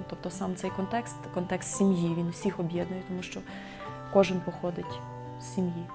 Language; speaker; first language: Ukrainian; native; Ukrainian